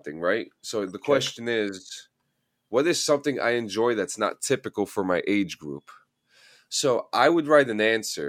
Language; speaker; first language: English; native; English